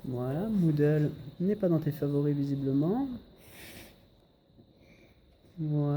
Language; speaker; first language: French; native; French